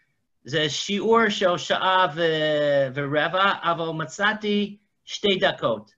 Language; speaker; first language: Hebrew; non-native, fluent; English